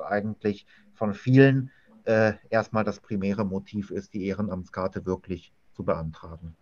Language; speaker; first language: German; native; German